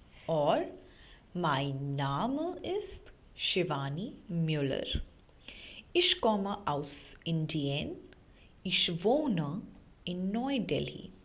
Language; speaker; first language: German; non-native, fluent; Hindi